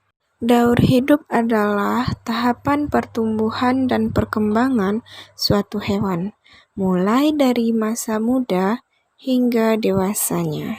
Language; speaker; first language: Indonesian; native; Indonesian